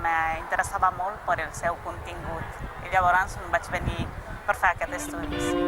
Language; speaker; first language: Catalan; non-native, fluent; Spanish